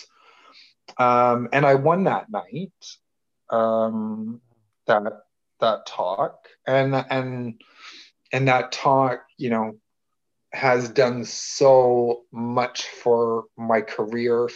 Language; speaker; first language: English; native; English